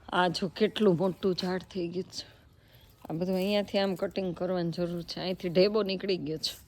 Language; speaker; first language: Gujarati; native; Gujarati